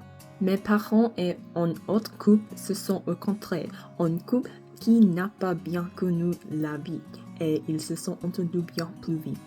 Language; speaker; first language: French; non-native, learner; English